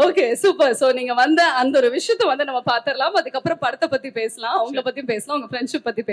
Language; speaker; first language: Tamil; native; Tamil